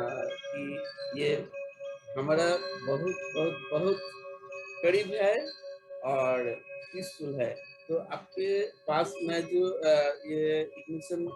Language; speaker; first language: Hindi; non-native, local second language; Bangla